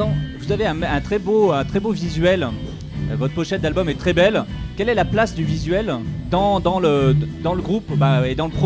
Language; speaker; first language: French; native; French